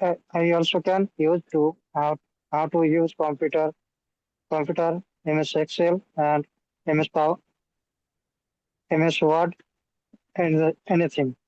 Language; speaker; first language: English; non-native, learner; Bangla